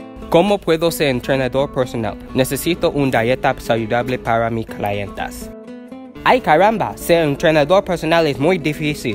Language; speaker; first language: Spanish; non-native, learner; English